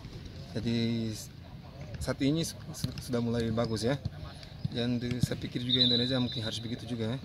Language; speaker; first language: Indonesian; non-native, fluent; Portuguese